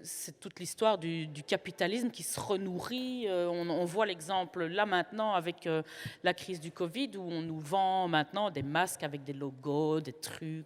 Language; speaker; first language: French; native; French